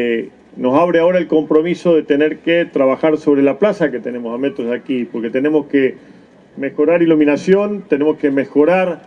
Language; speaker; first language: Spanish; native; Spanish